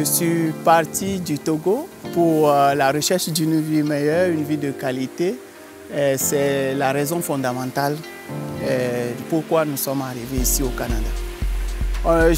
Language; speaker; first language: French; non-native, local second language; Ewe